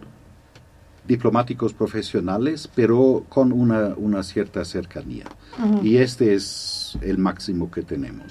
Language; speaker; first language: Spanish; non-native, fluent; German